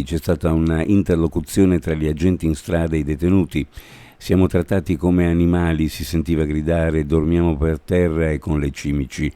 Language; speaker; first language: Italian; native; Italian